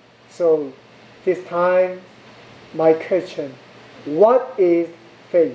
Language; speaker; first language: English; non-native, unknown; Korean